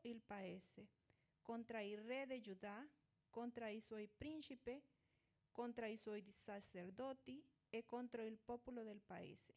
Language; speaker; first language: Italian; non-native, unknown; Portuguese